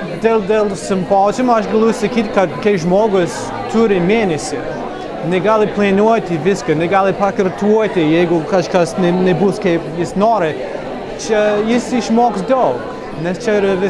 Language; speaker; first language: Lithuanian; non-native, fluent; English